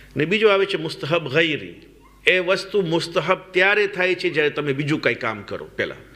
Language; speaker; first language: Gujarati; early bilingual, heritage; Gujarati